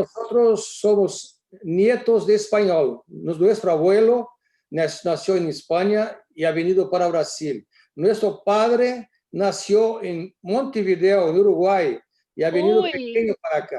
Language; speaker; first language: Spanish; non-native, fluent; Portuguese